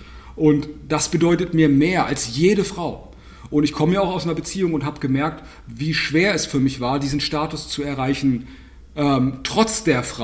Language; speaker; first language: German; native; German